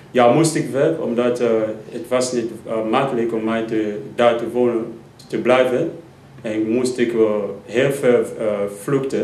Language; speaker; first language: Dutch; non-native, learner; Lingala